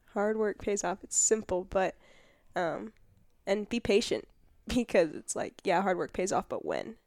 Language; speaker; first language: English; native; English